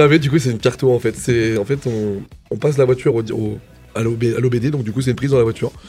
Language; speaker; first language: French; native; French